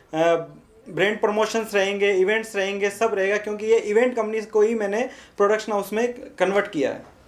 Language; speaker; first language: Hindi; native; Hindi